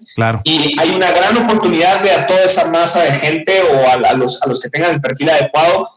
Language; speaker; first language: Spanish; native; Spanish